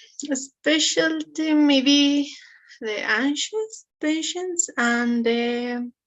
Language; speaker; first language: English; non-native, learner; Spanish